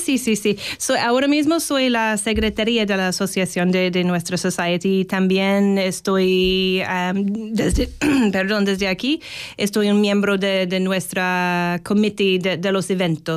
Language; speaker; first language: Spanish; non-native, fluent; English